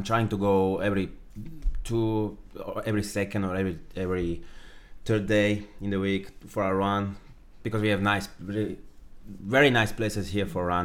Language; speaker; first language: English; non-native, fluent; Slovak